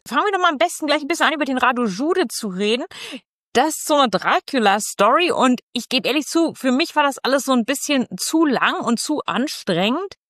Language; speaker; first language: German; native; German